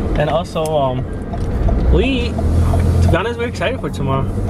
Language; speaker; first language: English; early bilingual, other home language; Spanish